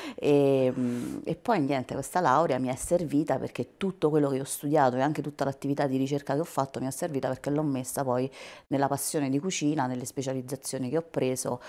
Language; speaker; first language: Italian; native; Italian